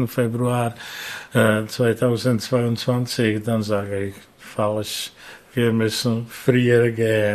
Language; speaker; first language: German; non-native, fluent; Czech